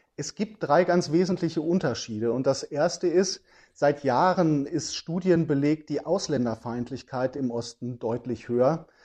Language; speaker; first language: German; native; German